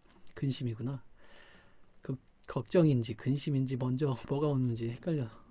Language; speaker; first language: Korean; native; Korean